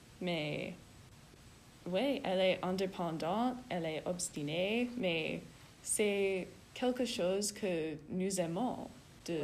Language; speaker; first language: French; non-native, learner; English